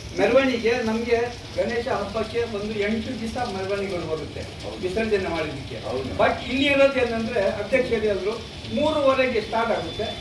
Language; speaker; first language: Kannada; non-native, local second language; Urdu